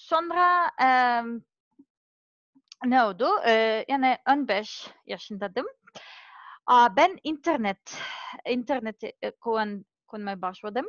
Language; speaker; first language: Turkish; non-native, learner; Serbian